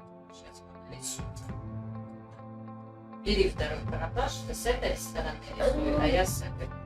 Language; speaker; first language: Russian; native; Russian